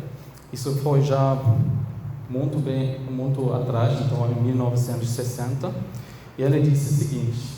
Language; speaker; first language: Portuguese; non-native, fluent; German